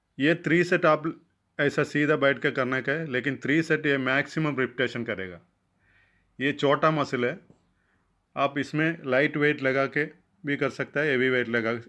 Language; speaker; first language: Hindi; non-native, local second language; Malayalam